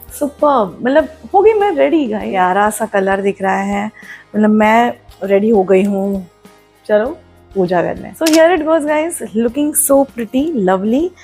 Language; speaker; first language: Hindi; non-native, local second language; Marathi